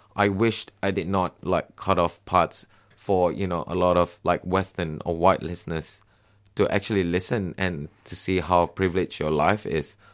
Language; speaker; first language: English; non-native, local second language; Malay